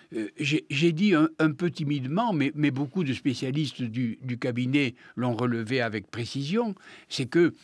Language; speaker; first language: French; native; French